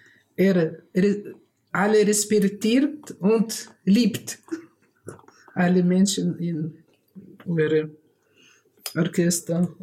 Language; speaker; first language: German; non-native, learner; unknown